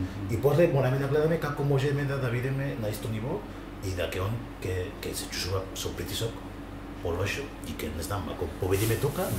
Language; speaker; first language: Macedonian; non-native, learner; Spanish